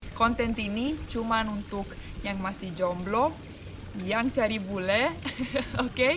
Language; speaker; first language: Indonesian; non-native, fluent; Romanian